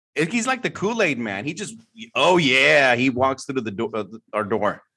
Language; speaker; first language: English; native; English